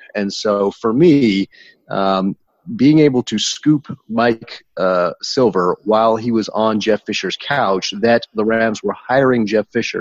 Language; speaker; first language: English; native; English